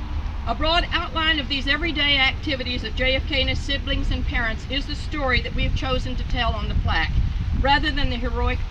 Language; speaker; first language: English; native; English